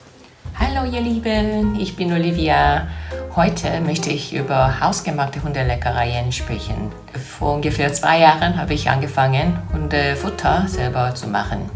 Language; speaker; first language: German; non-native, fluent; Korean